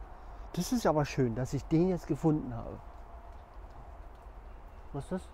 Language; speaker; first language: German; native; German